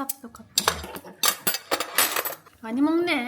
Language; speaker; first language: Korean; non-native, learner; Turkish